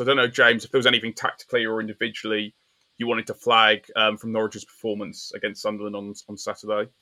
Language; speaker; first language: English; native; English